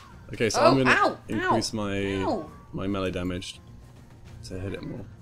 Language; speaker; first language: English; native; English